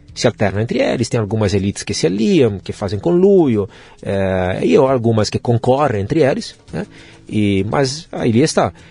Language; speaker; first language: Portuguese; non-native, fluent; Italian